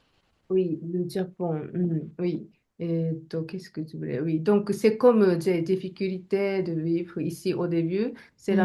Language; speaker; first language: French; non-native, learner; Japanese